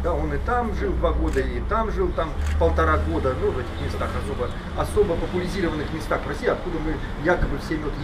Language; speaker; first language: Russian; native; Russian